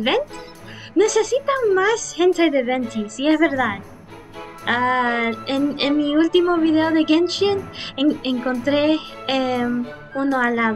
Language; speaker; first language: Spanish; early bilingual, heritage; Spanish